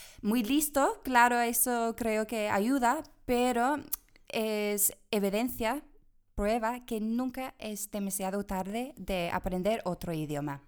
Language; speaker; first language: Spanish; non-native, fluent; English